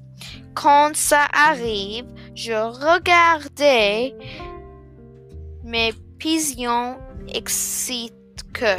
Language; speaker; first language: French; non-native, learner; English